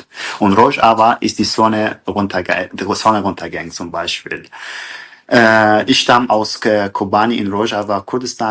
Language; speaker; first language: German; non-native, fluent; Kurdish